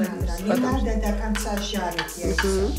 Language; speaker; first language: Russian; non-native, learner; Georgian